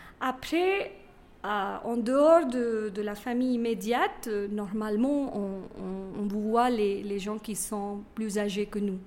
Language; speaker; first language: French; non-native, fluent; Kannada